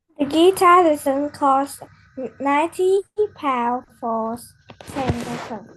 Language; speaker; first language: English; non-native, learner; Vietnamese